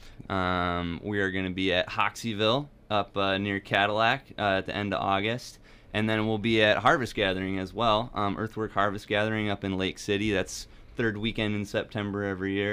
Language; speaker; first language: English; native; English